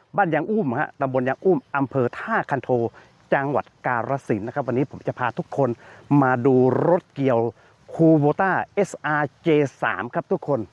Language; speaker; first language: Thai; native; Thai